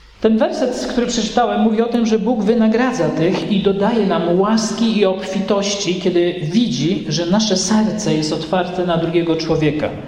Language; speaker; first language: Polish; native; Polish